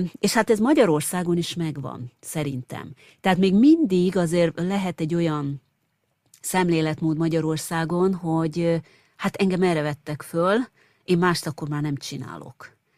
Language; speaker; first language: Hungarian; native; Hungarian